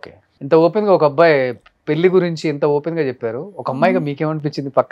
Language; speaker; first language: Telugu; native; Telugu